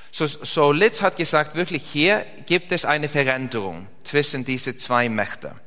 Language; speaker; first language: German; non-native, fluent; Icelandic